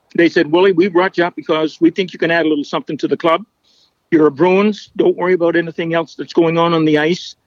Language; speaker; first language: English; native; English